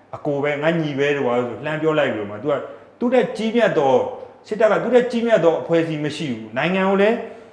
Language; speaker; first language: Burmese; native; Burmese